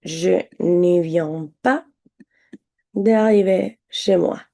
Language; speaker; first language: French; non-native, fluent; Spanish